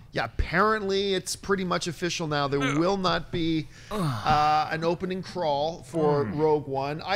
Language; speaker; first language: English; native; English